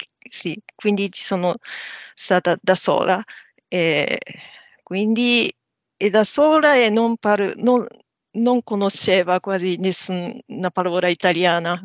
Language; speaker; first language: Italian; non-native, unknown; Japanese